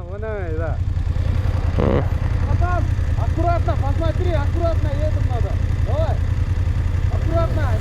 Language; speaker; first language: Russian; non-native, local second language; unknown